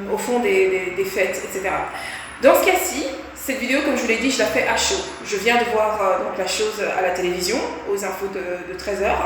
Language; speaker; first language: French; native; French